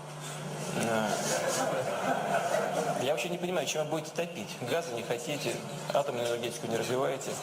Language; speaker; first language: Russian; native; Russian